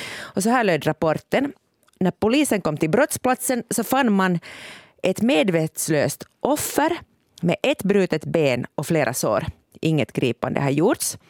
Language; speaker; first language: Swedish; native; Swedish